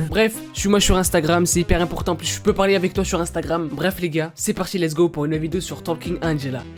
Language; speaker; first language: French; native; French